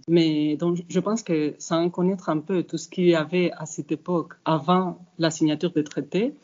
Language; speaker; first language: French; non-native, fluent; Spanish